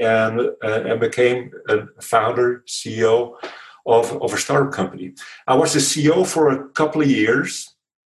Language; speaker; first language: English; non-native, fluent; Dutch